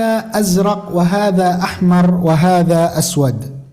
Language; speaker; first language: Arabic; non-native, fluent; Indonesian